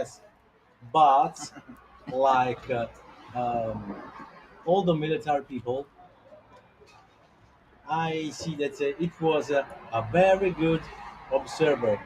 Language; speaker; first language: English; non-native, learner; Italian